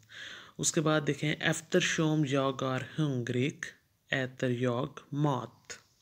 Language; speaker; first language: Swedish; non-native, fluent; Urdu